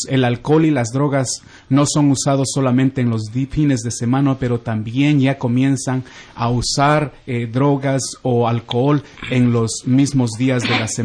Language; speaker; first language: Spanish; native; Spanish